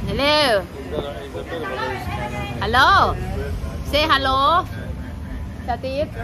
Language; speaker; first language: English; non-native, learner; Thai